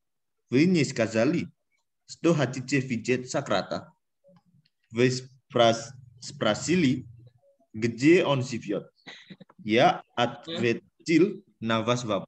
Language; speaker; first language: Russian; non-native, learner; Indonesian